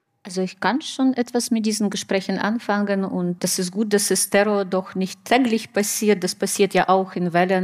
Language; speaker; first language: German; non-native, fluent; Russian